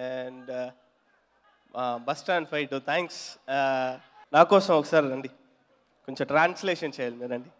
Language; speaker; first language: Telugu; non-native, learner; Tamil